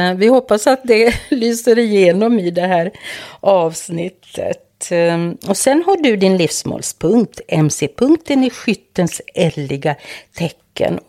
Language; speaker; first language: Swedish; native; Swedish